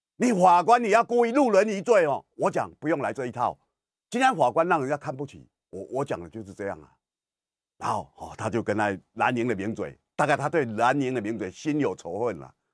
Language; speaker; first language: Chinese; native; Chinese